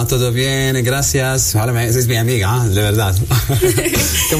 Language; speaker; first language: Spanish; non-native, learner; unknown